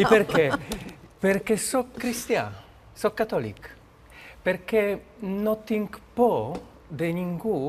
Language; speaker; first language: Catalan; non-native, learner; Polish